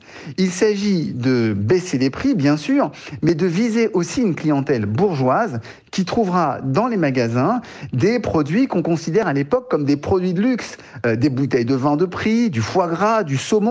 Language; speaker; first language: French; native; French